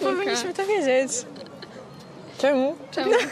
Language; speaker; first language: Polish; native; Polish